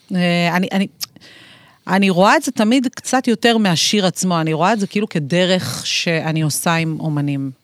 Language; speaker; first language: Hebrew; native; Hebrew